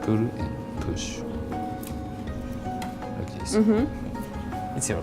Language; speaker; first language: English; non-native, learner; Japanese